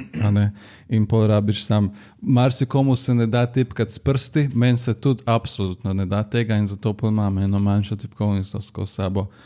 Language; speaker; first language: Slovenian; native; Slovenian